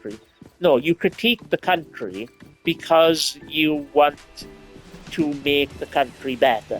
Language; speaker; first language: English; native; English